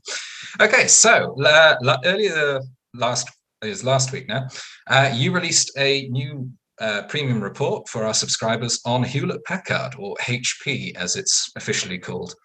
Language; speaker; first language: English; native; English